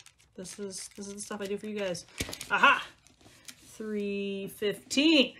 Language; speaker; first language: English; native; English